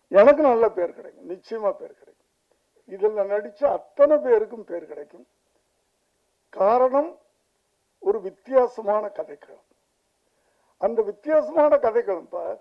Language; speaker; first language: Tamil; native; Tamil